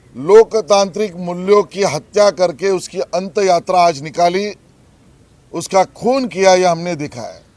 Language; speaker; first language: Hindi; non-native, local second language; Marathi